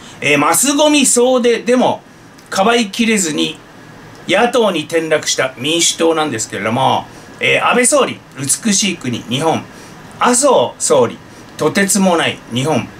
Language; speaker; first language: Japanese; native; Japanese